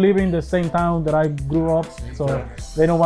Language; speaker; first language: English; non-native, fluent; Spanish